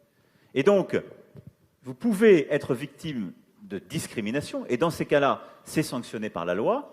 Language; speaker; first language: French; native; French